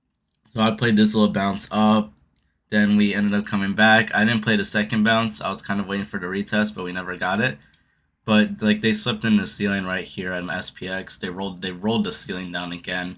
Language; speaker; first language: English; native; English